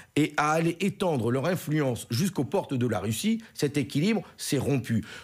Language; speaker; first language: French; native; French